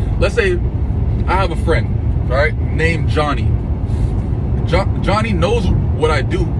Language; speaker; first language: English; native; English